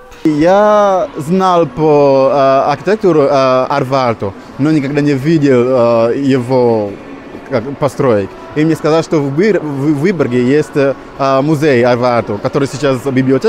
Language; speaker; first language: Russian; non-native, fluent; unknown